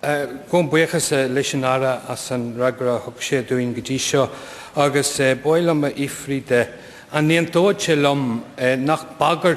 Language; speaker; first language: Irish; non-native, local second language; English